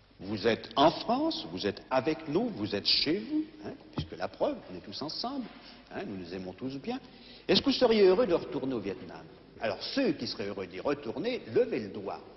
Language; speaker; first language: French; native; French